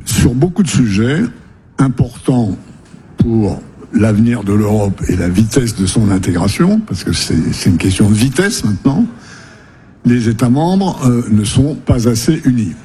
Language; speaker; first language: French; native; French